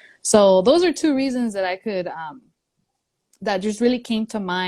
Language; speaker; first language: English; early bilingual, other home language; Spanish